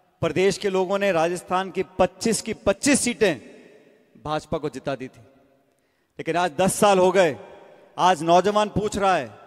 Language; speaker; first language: Hindi; native; Hindi